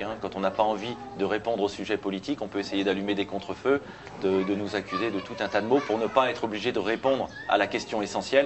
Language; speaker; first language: French; native; French